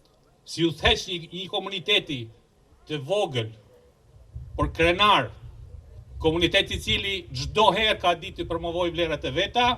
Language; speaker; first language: Albanian; native; Albanian